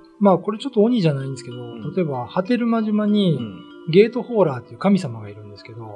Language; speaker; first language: Japanese; native; Japanese